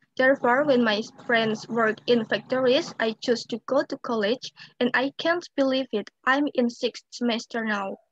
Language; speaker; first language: English; non-native, learner; Indonesian